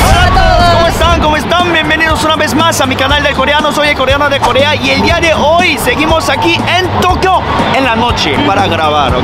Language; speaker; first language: Spanish; non-native, fluent; Korean